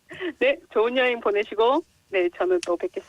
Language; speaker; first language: Korean; native; Korean